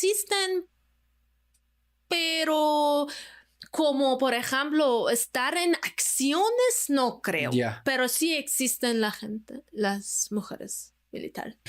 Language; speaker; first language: Spanish; non-native, fluent; Persian